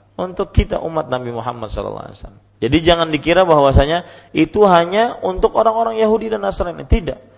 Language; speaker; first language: Indonesian; non-native, local second language; Banjar